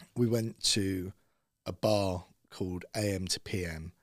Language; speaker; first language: English; native; English